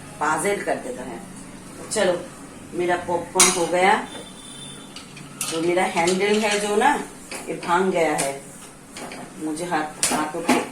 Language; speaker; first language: Hindi; non-native, local second language; Bangla